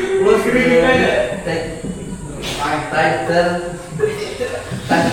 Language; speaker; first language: English; non-native, learner; Indonesian